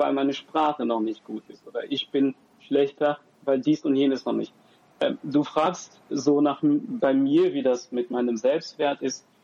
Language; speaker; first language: German; early bilingual, other home language; French